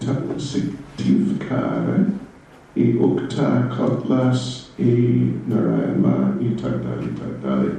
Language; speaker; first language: Russian; non-native, learner; English